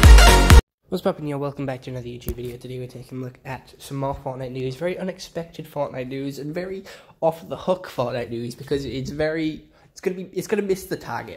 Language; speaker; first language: English; native; English